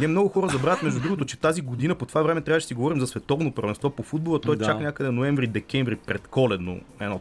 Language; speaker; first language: Bulgarian; native; Bulgarian